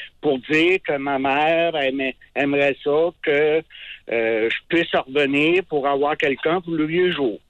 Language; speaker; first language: French; native; French